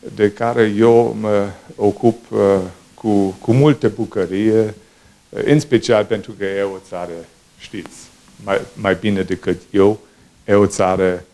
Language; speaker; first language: Romanian; non-native, fluent; German